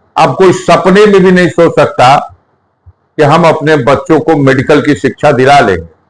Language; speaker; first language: Hindi; native; Hindi